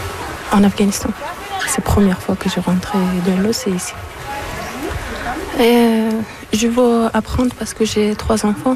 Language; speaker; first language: French; non-native, learner; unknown